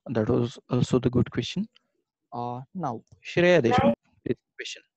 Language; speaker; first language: English; non-native, local second language; Marathi